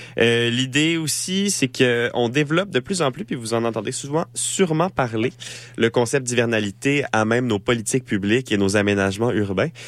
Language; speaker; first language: French; native; French